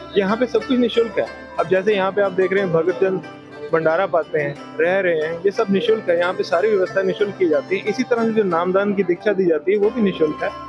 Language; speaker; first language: Hindi; native; Hindi